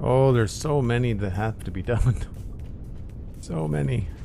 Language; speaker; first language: English; native; English